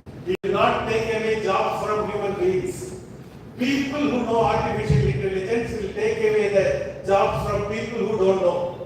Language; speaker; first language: English; non-native, local second language; Tamil